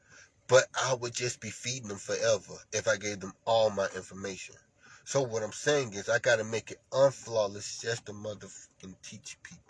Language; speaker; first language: English; native; English